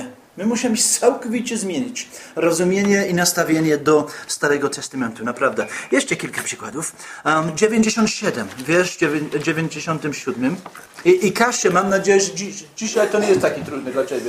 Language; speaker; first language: Polish; non-native, fluent; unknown